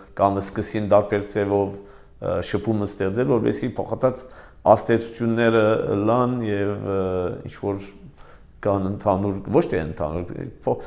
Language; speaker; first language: Armenian; early bilingual, heritage; Armenian